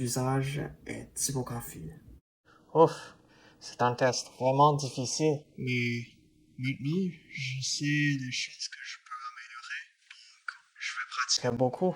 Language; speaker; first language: French; non-native, learner; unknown